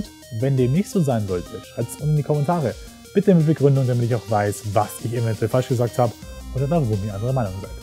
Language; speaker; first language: German; native; German